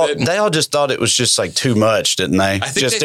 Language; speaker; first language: English; native; English